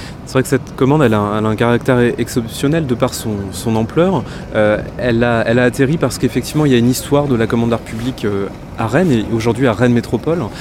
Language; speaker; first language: French; native; French